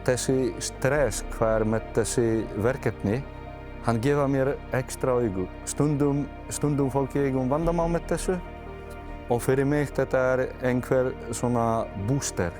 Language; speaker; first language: Icelandic; non-native, learner; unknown